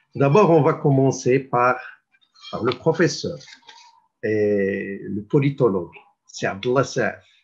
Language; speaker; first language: French; non-native, local second language; Arabic